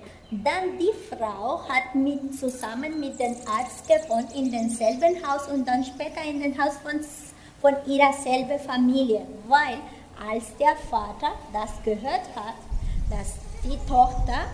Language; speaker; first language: German; non-native, fluent; Spanish